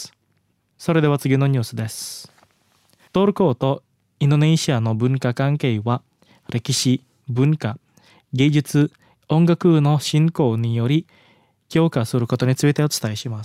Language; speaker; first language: Japanese; non-native, fluent; Indonesian